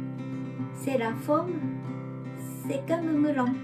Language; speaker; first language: French; non-native, learner; Japanese